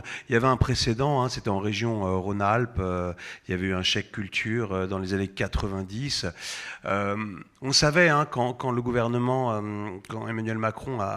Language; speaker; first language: French; native; French